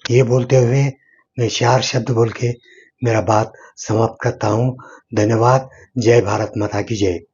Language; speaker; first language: Hindi; non-native, local second language; Kannada